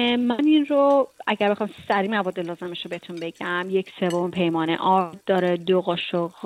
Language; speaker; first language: Persian; native; Persian